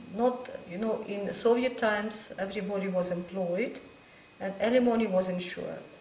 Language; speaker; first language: English; non-native, fluent; Russian